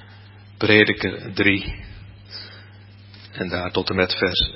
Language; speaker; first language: Dutch; native; Dutch